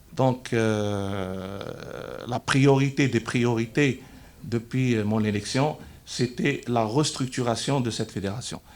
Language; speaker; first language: French; non-native, local second language; Arabic